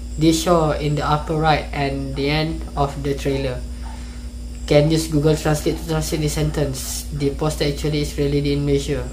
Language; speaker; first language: English; non-native, local second language; Malay